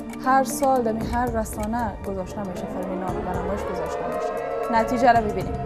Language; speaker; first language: Persian; native; Persian